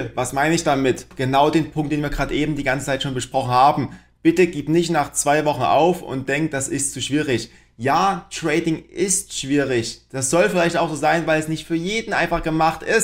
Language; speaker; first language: German; native; German